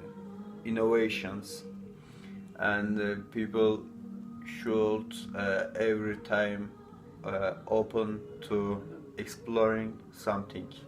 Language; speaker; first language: English; non-native, fluent; Turkish